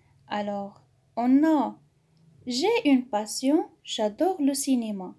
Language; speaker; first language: French; non-native, local second language; Arabic